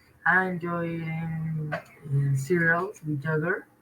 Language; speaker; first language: English; non-native, learner; Spanish